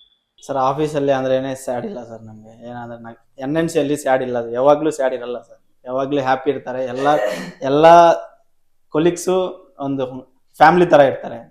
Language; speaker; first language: Kannada; non-native, local second language; Telugu